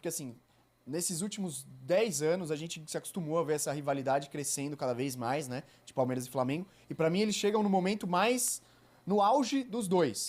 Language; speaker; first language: Portuguese; native; Portuguese